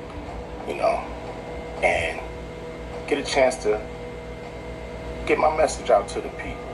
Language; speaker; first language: English; native; English